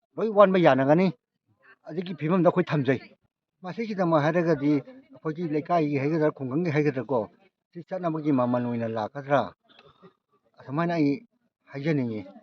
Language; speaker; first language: Manipuri; native; Manipuri